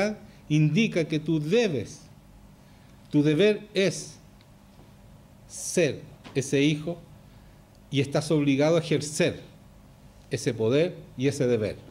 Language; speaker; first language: Spanish; native; Spanish